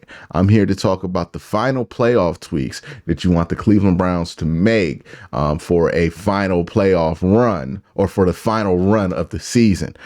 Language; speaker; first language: English; native; English